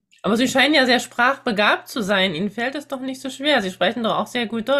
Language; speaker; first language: German; native; German